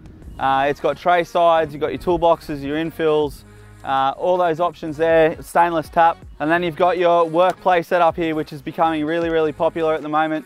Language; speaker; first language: English; native; English